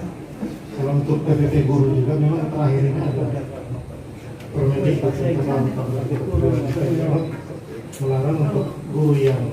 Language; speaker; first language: Indonesian; native; Indonesian